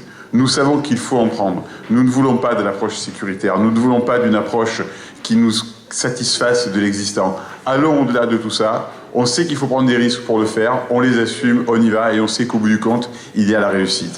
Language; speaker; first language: French; native; French